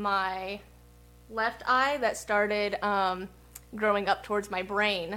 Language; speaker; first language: English; native; English